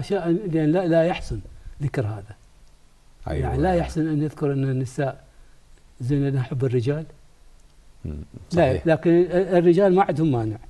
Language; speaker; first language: Arabic; native; Arabic